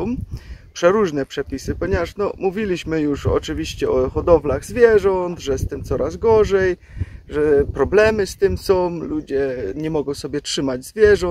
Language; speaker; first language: Polish; native; Polish